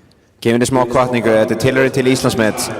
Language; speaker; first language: Icelandic; native; Icelandic